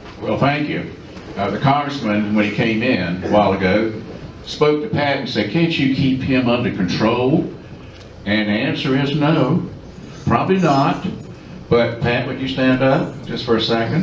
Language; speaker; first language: English; native; English